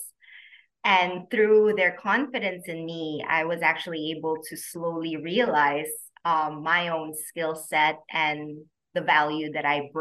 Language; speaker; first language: English; non-native, local second language; Filipino